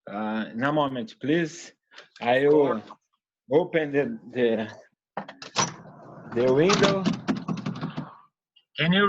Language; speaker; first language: English; non-native, learner; Portuguese